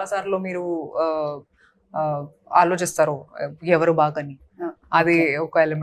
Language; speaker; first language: Telugu; non-native, fluent; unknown